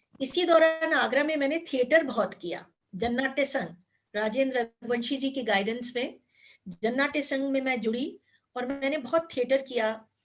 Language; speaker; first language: Hindi; native; Hindi